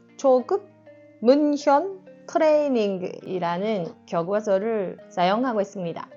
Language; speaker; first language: Korean; non-native, learner; Japanese